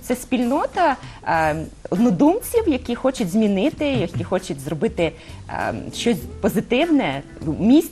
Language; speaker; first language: Ukrainian; non-native, local second language; Russian